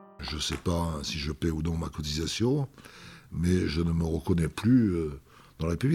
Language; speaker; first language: French; native; French